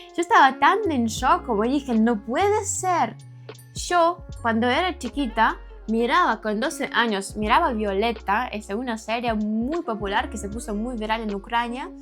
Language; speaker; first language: Spanish; non-native, fluent; Ukrainian